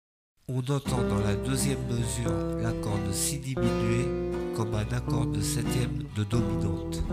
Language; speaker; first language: French; native; French